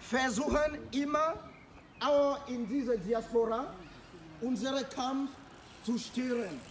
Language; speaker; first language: German; non-native, fluent; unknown